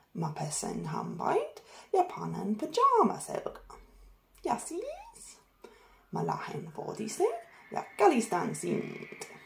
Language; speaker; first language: Estonian; non-native, learner; English